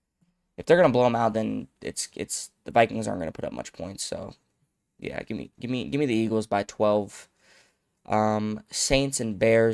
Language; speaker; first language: English; native; English